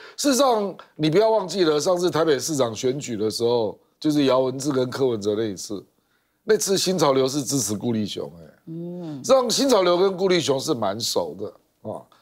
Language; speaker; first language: Chinese; native; Chinese